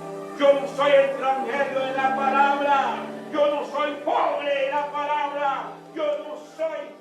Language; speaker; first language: Spanish; non-native, learner; Haitian Creole